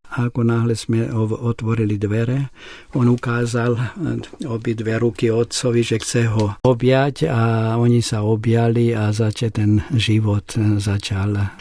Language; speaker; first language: Slovak; non-native, local second language; Hungarian